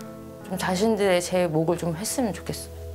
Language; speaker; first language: Korean; native; Korean